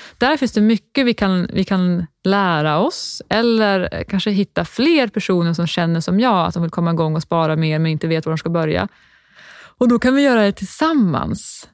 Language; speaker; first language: Swedish; native; Swedish